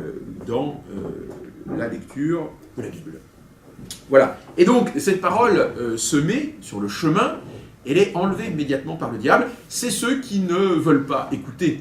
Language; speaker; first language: French; native; French